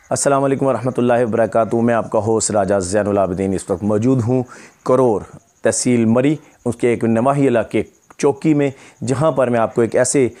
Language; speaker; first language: Urdu; non-native, local second language; Punjabi